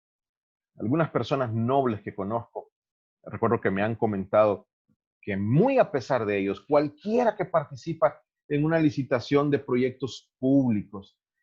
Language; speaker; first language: Spanish; native; Spanish